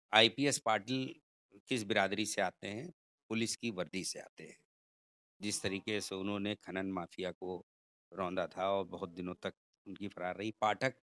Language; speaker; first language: Hindi; native; Hindi